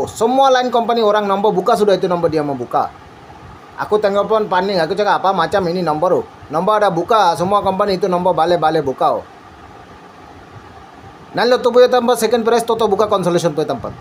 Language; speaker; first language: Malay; non-native, learner; Bangla